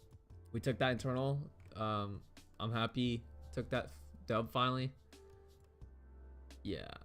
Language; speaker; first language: English; native; English